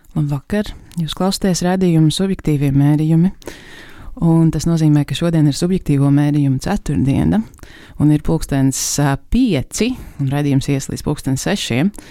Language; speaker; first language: Latvian; native; Latvian